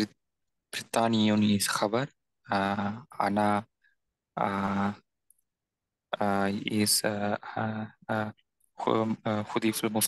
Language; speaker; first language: Arabic; non-native, learner; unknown